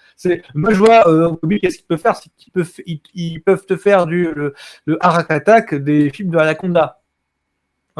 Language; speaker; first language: French; native; French